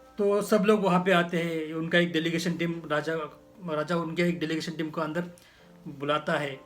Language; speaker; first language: Hindi; non-native, local second language; Marathi